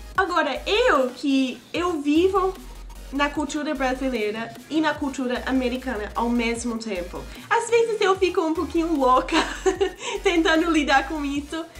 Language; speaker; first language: Portuguese; non-native, fluent; English